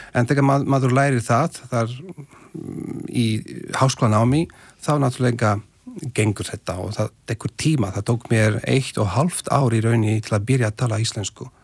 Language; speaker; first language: Icelandic; non-native, fluent; Slovak